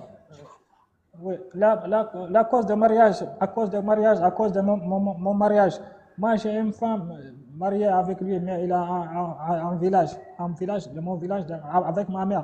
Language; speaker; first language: French; non-native, learner; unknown